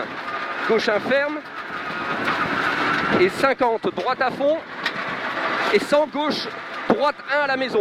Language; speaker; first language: French; native; French